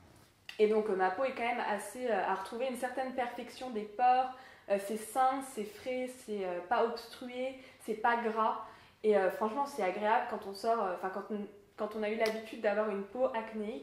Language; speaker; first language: French; native; French